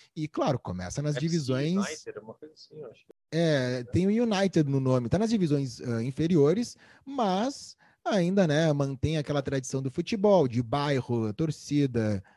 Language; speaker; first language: Portuguese; native; Portuguese